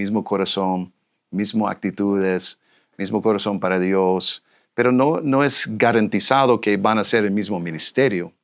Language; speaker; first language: Spanish; non-native, fluent; English